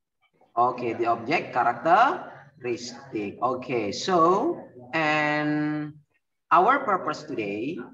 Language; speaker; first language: English; non-native, learner; Indonesian